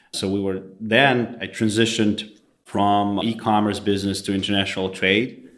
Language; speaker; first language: English; non-native, fluent; Russian